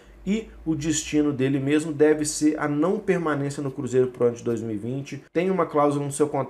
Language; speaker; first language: Portuguese; native; Portuguese